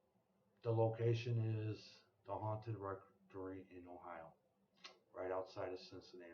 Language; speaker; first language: English; native; English